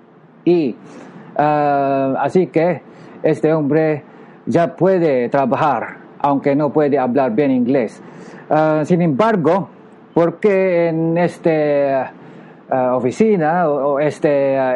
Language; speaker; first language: Spanish; non-native, learner; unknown